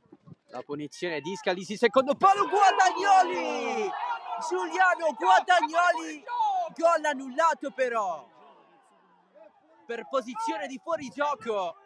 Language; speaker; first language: Italian; native; Italian